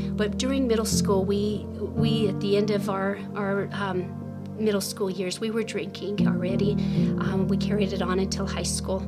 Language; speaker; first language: English; native; English